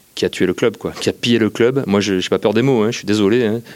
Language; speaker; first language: French; native; French